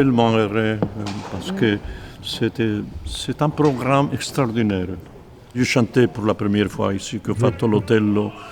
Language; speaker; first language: French; non-native, learner; Spanish